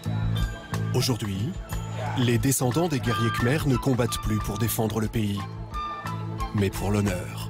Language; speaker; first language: French; native; French